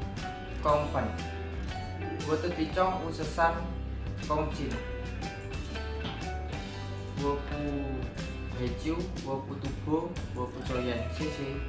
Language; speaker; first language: Chinese; non-native, learner; Indonesian